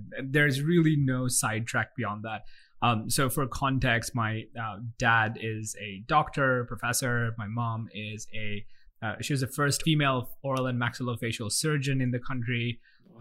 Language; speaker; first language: English; non-native, local second language; Sinhala